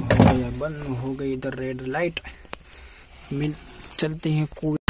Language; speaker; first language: Hindi; non-native, local second language; Gujarati